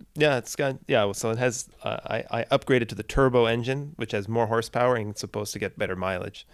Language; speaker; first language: English; native; English